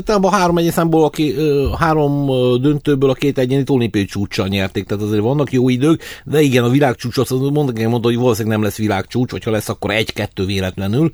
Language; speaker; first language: Hungarian; native; Hungarian